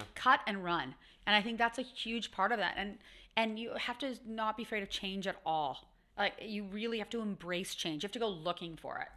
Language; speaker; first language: English; native; English